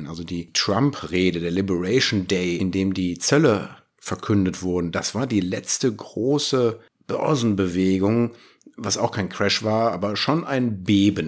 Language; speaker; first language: German; native; German